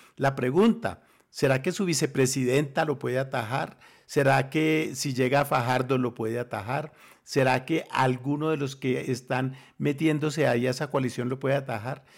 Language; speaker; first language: Spanish; native; Spanish